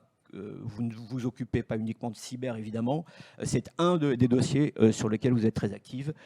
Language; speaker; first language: French; native; French